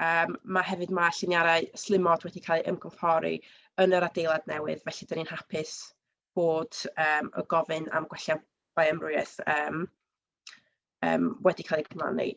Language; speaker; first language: Welsh; native; Welsh